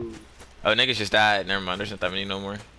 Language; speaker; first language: English; native; English